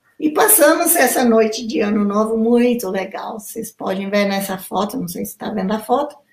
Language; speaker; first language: Portuguese; non-native, fluent; English